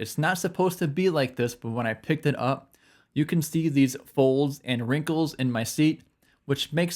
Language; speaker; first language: English; native; English